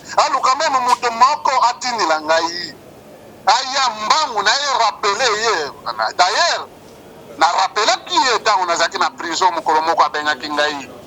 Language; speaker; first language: Lingala; native; Lingala